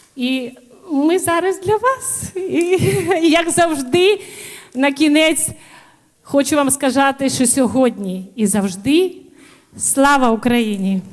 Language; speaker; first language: Ukrainian; native; Ukrainian